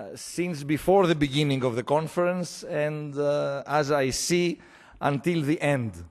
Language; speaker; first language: English; non-native, fluent; Greek